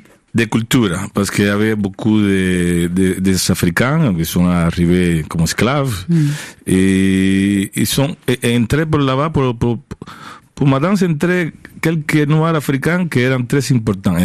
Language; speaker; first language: French; non-native, fluent; Spanish